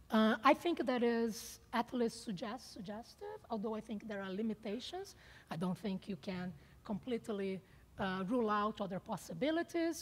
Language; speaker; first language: English; non-native, fluent; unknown